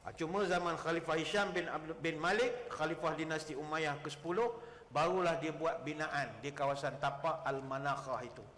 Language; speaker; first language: Malay; native; Malay